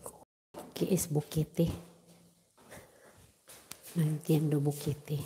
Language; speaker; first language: Spanish; non-native, learner; Filipino